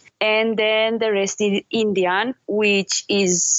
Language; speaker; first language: English; non-native, learner; Italian